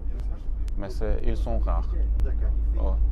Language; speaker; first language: French; non-native, fluent; Ukrainian